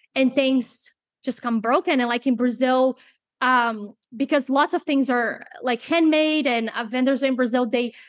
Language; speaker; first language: English; non-native, fluent; Portuguese